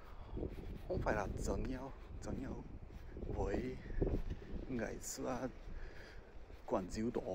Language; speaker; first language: Vietnamese; non-native, learner; Japanese